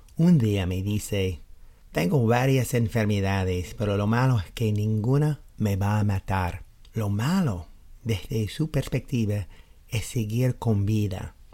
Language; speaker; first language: Spanish; non-native, fluent; English